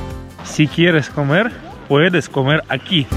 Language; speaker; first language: Spanish; non-native, fluent; Russian